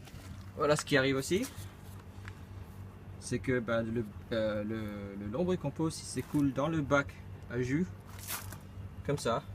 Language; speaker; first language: French; native; French